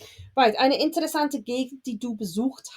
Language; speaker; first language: German; non-native, fluent; English